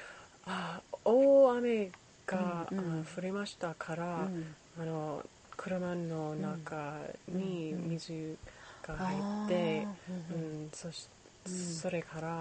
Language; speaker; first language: Japanese; non-native, learner; English